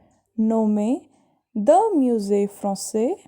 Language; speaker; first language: French; non-native, fluent; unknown